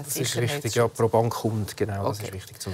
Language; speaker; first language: German; native; German